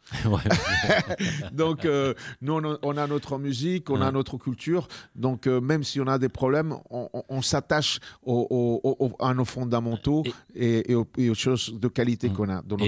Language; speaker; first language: French; non-native, fluent; Spanish